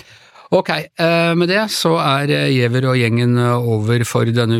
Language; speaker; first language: Norwegian; native; Norwegian